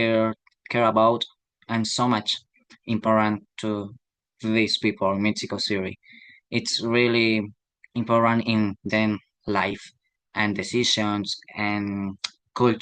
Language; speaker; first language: English; non-native, learner; Spanish